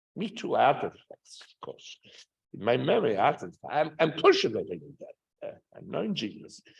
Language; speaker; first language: English; non-native, fluent; Italian